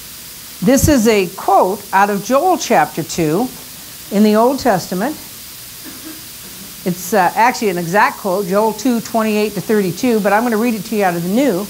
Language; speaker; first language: English; native; English